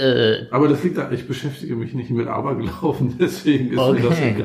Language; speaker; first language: German; native; German